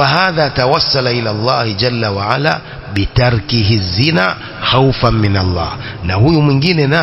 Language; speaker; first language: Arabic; non-native, fluent; Swahili